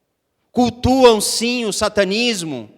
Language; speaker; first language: Portuguese; native; Portuguese